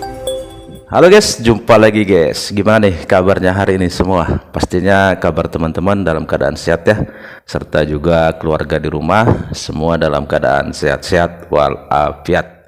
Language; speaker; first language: Indonesian; native; Indonesian